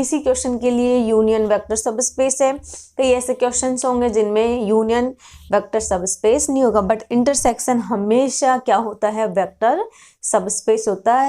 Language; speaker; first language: Hindi; native; Hindi